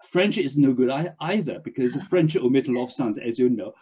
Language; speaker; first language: English; non-native, fluent; Chinese